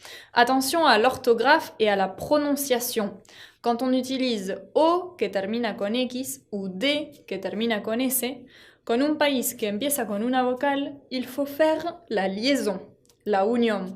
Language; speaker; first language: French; non-native, fluent; Spanish